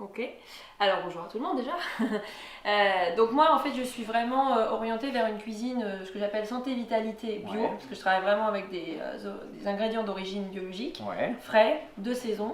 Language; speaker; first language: French; native; French